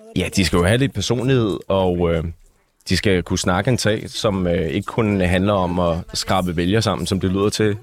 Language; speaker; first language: Danish; native; Danish